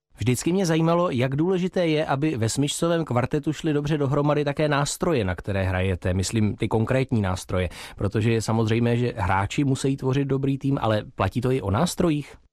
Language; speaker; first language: Czech; native; Czech